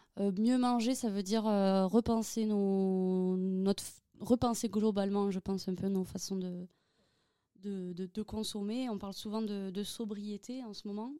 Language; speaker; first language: French; native; French